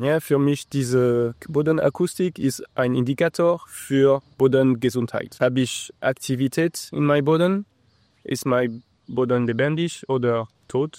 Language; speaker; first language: German; non-native, learner; English